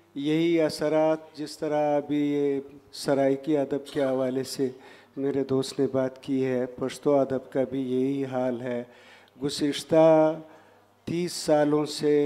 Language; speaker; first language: Urdu; non-native, local second language; Pashto